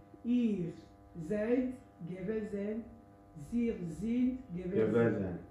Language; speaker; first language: German; non-native, learner; French